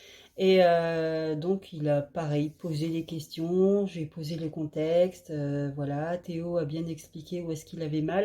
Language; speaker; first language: French; native; French